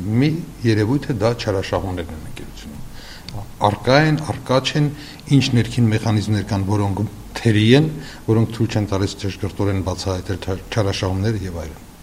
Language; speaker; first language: Armenian; native; Armenian